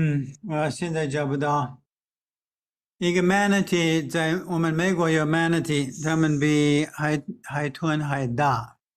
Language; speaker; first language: Chinese; non-native, fluent; English